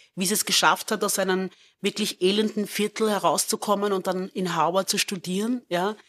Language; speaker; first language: German; native; German